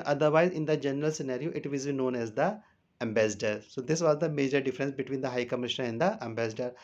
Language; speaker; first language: English; non-native, local second language; Hindi